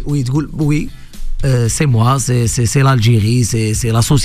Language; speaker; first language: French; non-native, local second language; Arabic